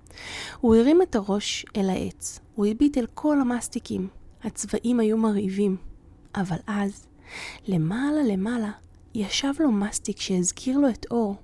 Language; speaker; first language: Hebrew; native; Hebrew